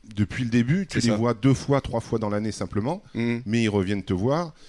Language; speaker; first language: French; native; French